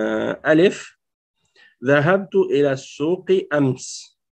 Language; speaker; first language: Arabic; non-native, fluent; French